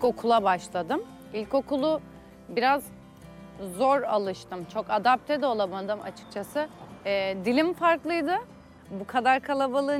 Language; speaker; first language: Turkish; non-native, local second language; Kurdish